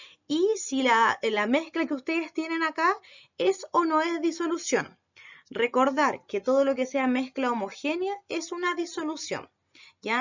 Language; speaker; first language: Spanish; native; Spanish